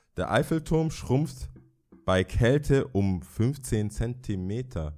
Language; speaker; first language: German; early bilingual, other home language; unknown